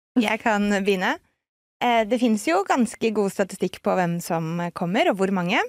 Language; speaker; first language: Norwegian; native; Norwegian